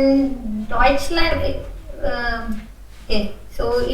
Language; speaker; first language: German; non-native, learner; Hindi